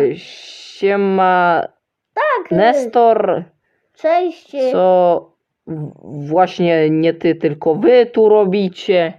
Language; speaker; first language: Polish; early bilingual, other home language; Ukrainian